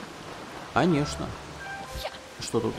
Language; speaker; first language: Russian; native; Russian